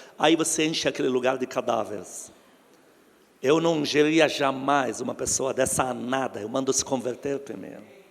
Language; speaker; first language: Portuguese; non-native, fluent; Arabic